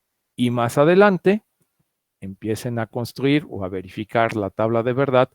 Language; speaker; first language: Spanish; native; Spanish